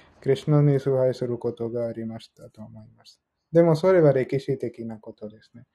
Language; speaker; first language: Japanese; non-native, learner; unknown